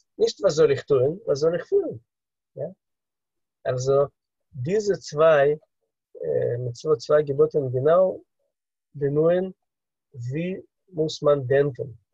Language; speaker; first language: German; non-native, fluent; Russian